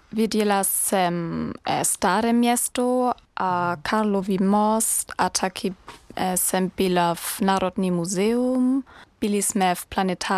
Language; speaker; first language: Czech; non-native, learner; German